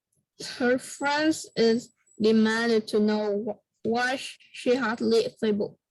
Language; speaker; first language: English; non-native, learner; Vietnamese